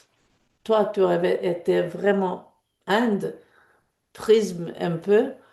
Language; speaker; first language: French; non-native, fluent; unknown